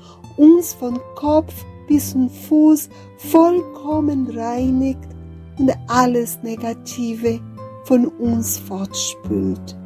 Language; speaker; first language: German; non-native, fluent; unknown